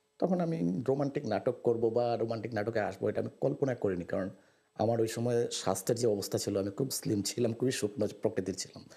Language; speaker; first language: Bangla; native; Bangla